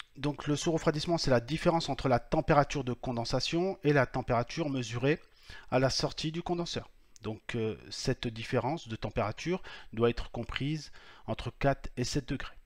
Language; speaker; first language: French; native; French